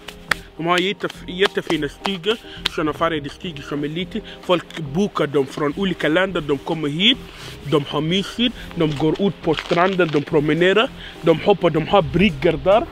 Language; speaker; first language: Swedish; non-native, fluent; Arabic